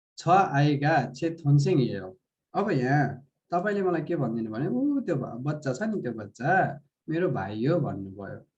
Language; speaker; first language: Nepali; native; Nepali